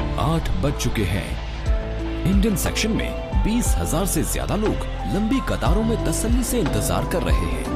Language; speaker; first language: Hindi; native; Hindi